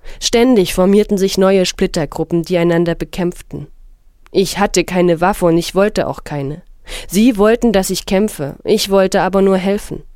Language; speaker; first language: German; non-native, fluent; Arabic